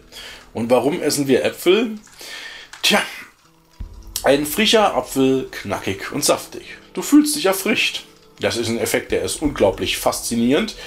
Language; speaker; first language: German; native; German